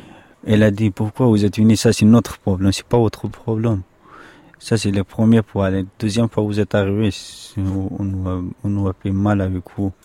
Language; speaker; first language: French; non-native, learner; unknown